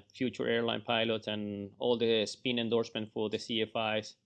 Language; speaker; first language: English; non-native, fluent; Spanish